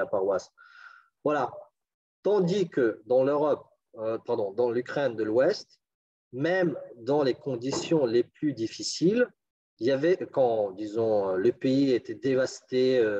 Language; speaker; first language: French; non-native, fluent; Ukrainian